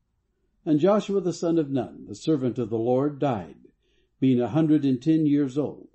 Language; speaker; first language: English; native; English